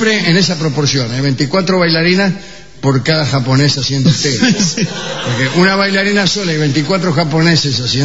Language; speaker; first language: Spanish; native; Spanish